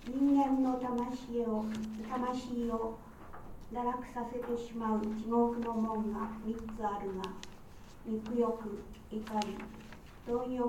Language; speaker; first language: Japanese; native; Japanese